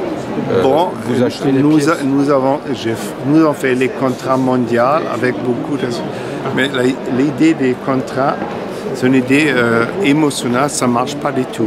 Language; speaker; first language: French; non-native, fluent; German